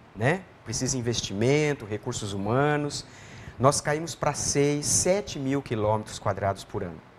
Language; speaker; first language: Portuguese; native; Portuguese